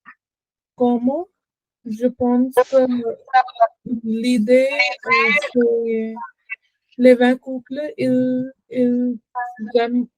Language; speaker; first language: French; non-native, learner; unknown